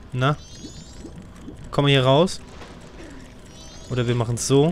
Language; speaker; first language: German; native; German